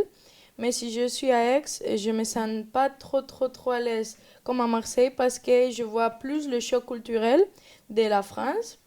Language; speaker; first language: French; non-native, learner; Spanish